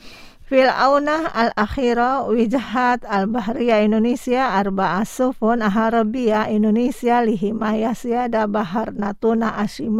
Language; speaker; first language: Arabic; non-native, fluent; Indonesian